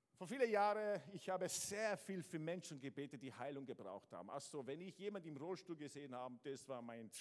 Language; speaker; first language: German; non-native, fluent; Italian